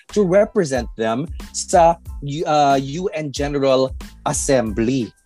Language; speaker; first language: English; non-native, local second language; Filipino